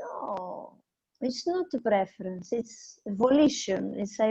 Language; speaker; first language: English; non-native, fluent; Italian